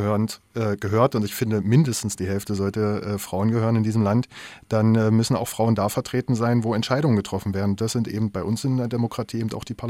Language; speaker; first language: German; native; German